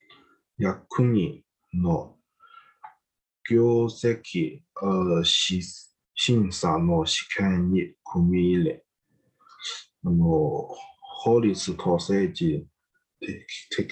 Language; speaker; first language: Japanese; non-native, learner; Chinese